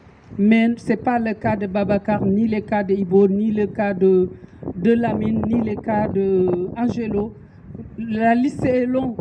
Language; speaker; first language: French; non-native, local second language; Wolof